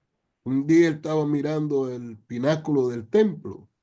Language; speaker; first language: Spanish; non-native, fluent; English